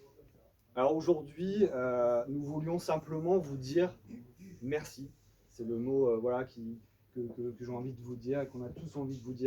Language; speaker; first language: French; native; French